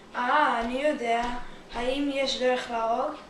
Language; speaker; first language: Hebrew; non-native, learner; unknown